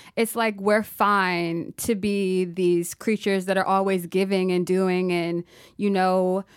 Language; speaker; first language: English; native; English